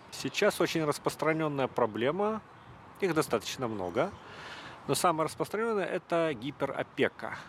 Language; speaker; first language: Russian; native; Russian